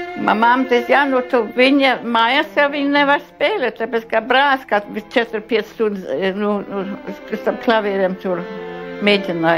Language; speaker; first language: Latvian; non-native, local second language; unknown